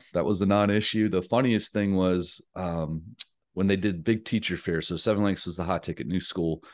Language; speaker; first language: English; native; English